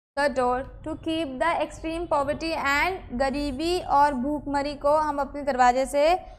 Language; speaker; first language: Hindi; native; Hindi